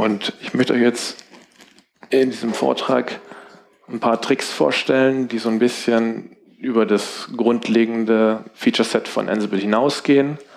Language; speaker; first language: German; native; German